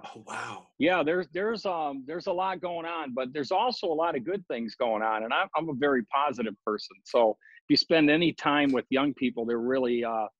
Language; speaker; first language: English; native; English